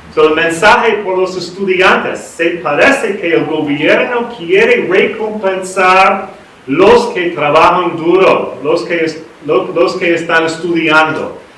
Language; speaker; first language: Spanish; non-native, learner; English